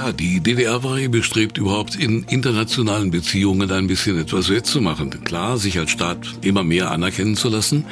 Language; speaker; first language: German; native; German